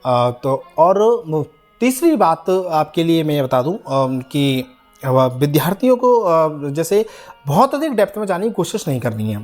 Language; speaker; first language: Hindi; native; Hindi